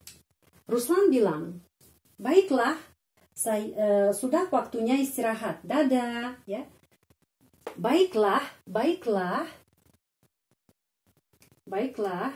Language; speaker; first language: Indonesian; non-native, fluent; Russian